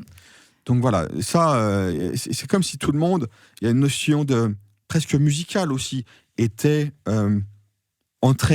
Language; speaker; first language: French; native; French